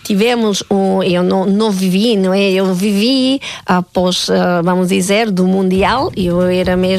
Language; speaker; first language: Portuguese; non-native, fluent; Spanish